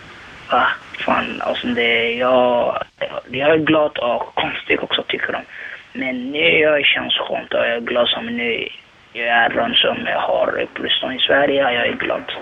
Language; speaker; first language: Swedish; non-native, learner; Somali